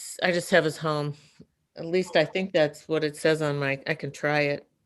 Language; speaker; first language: English; native; English